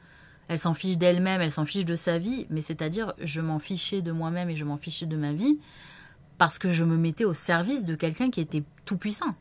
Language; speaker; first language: French; native; French